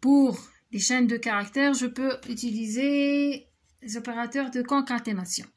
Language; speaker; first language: French; non-native, local second language; Arabic